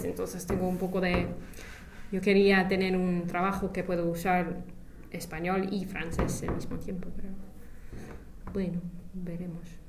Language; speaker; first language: Spanish; non-native, fluent; English